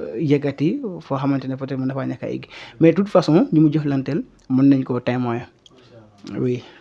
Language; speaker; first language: Wolof; non-native, local second language; Serer